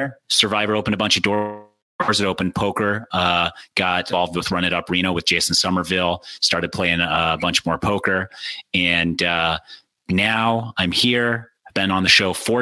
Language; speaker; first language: English; native; English